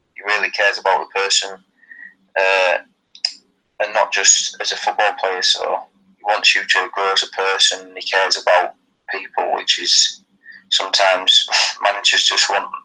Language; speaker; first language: English; native; English